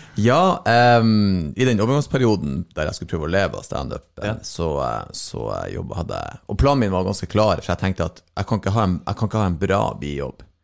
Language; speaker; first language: Norwegian; native; Norwegian